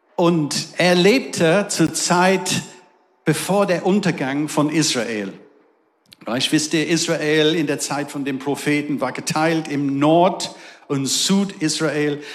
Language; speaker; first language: German; non-native, fluent; English